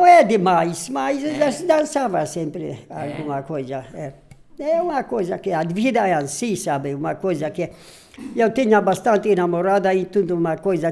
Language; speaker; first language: Portuguese; non-native, local second language; Polish